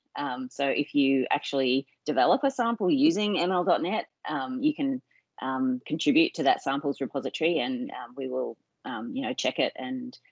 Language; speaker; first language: English; native; English